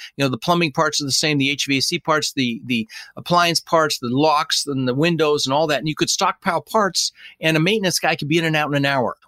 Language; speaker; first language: English; early bilingual, other home language; Dutch